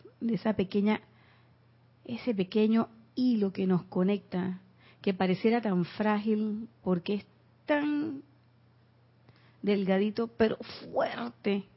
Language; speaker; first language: Spanish; native; Spanish